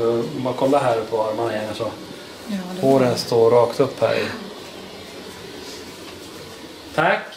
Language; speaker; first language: Swedish; native; Swedish